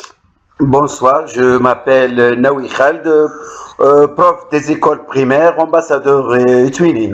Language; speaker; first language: French; non-native, local second language; Arabic